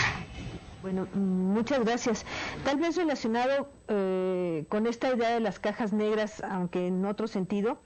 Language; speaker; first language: Spanish; native; Spanish